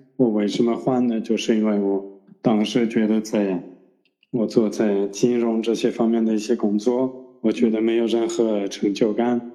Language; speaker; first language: Chinese; non-native, fluent; French